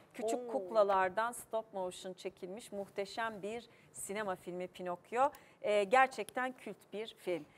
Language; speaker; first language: Turkish; native; Turkish